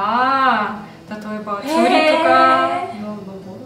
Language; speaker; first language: Japanese; non-native, fluent; Russian